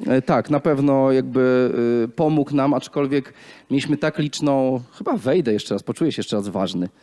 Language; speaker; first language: Polish; native; Polish